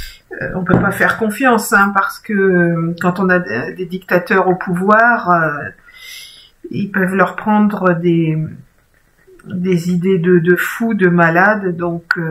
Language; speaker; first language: French; native; French